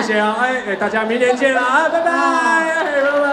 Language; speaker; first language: Chinese; native; Chinese